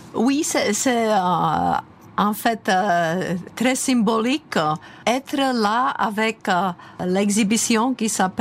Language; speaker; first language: French; non-native, fluent; Czech